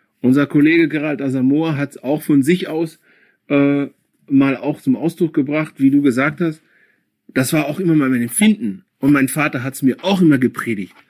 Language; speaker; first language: German; early bilingual, other home language; Akan